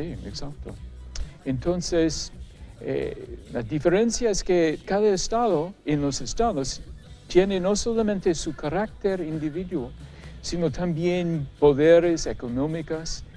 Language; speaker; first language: Spanish; non-native, fluent; English